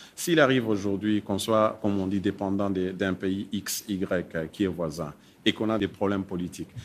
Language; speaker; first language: French; non-native, local second language; Swahili